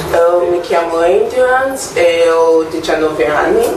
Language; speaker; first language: Italian; non-native, learner; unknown